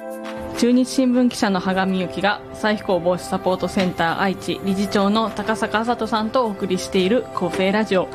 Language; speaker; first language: Japanese; native; Japanese